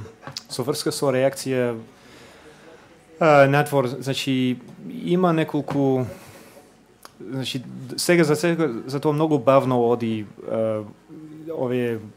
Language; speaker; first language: Macedonian; non-native, fluent; English